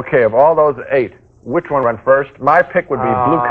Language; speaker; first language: English; native; English